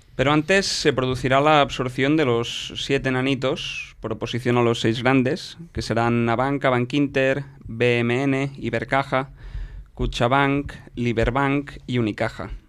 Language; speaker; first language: Spanish; non-native, local second language; Catalan